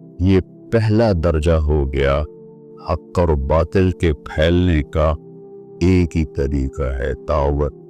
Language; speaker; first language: Urdu; non-native, local second language; Punjabi